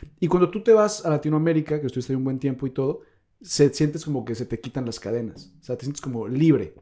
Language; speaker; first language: Spanish; native; Spanish